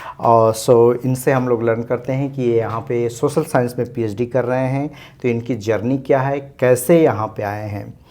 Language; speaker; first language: Hindi; native; Hindi